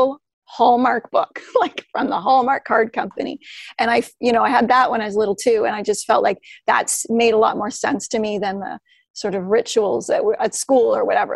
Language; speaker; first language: English; native; English